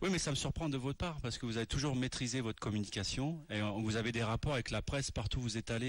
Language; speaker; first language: French; native; French